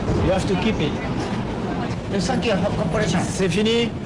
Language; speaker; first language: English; non-native, learner; French